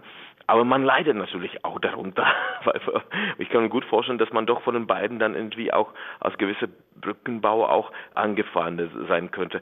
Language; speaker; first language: German; non-native, fluent; Czech